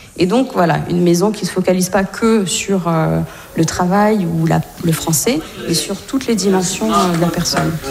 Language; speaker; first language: French; native; French